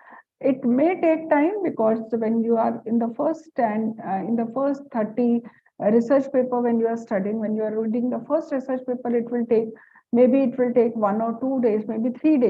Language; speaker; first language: English; non-native, local second language; Hindi